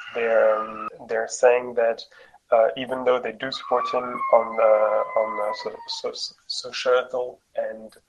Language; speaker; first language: English; non-native, fluent; French